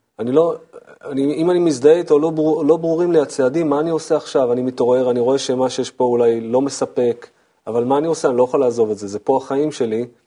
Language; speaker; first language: Hebrew; native; Hebrew